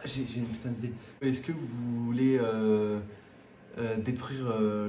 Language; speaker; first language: French; native; French